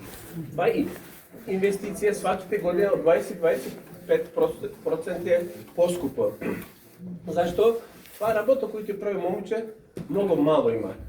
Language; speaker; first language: Bulgarian; non-native, learner; Serbian